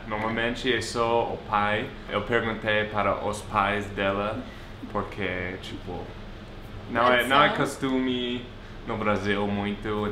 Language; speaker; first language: Portuguese; non-native, fluent; English